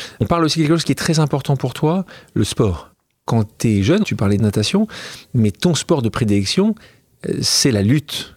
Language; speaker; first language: French; native; French